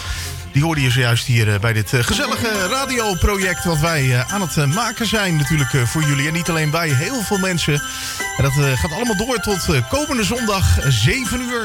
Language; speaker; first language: Dutch; native; Dutch